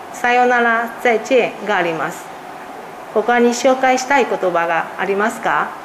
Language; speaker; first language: Japanese; native; Japanese